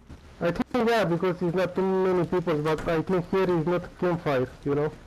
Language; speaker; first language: English; non-native, learner; Romanian